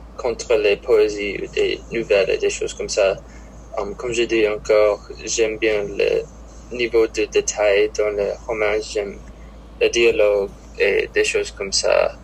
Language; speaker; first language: French; non-native, learner; English